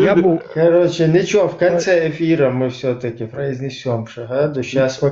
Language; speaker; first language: Russian; native; Russian